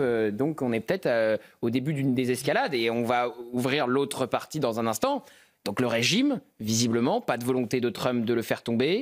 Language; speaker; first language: French; native; French